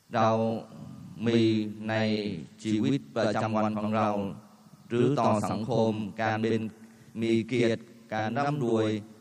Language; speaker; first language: Thai; non-native, fluent; Vietnamese